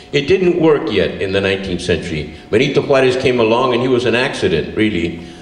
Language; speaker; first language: English; early bilingual, other home language; Spanish